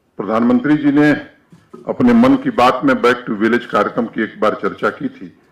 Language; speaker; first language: Hindi; native; Hindi